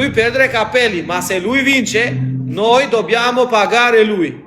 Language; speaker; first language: Italian; non-native, learner; Albanian